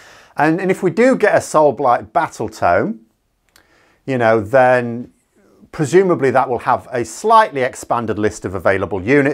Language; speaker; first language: English; native; English